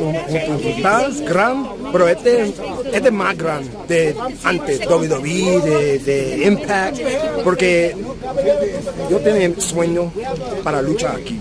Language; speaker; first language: Spanish; early bilingual, heritage; English